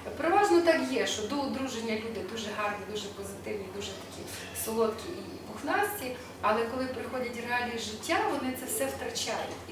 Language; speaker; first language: Ukrainian; native; Ukrainian